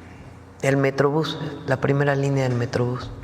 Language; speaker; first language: Spanish; native; Spanish